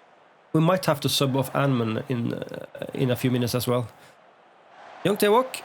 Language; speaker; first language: English; non-native, fluent; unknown